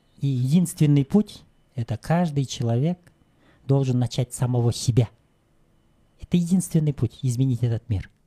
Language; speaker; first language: Russian; non-native, local second language; Kyrgyz